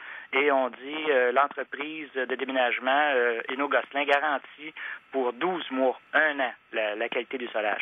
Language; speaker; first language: French; native; French